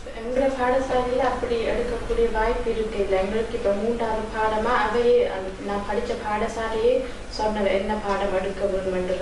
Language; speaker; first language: Tamil; early bilingual, heritage; Tamil